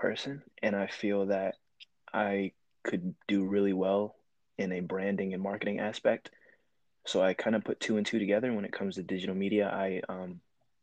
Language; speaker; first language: English; native; English